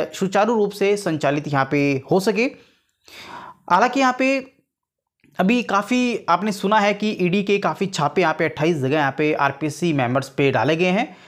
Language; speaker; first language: Hindi; native; Hindi